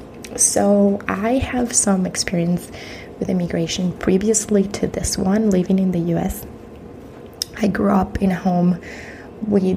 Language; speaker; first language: English; non-native, fluent; Spanish